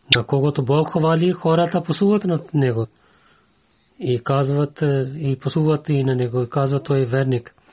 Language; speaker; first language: Bulgarian; non-native, learner; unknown